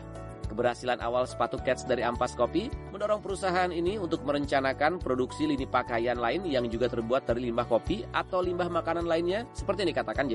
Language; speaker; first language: Indonesian; native; Indonesian